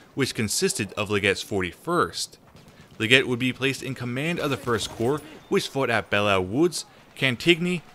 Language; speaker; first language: English; native; English